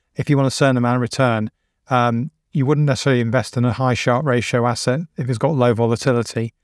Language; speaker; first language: English; native; English